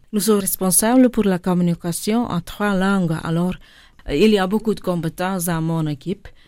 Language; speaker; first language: French; non-native, local second language; Dutch